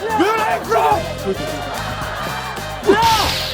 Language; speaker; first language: English; non-native, learner; Korean